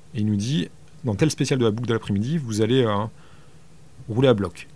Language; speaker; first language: French; native; French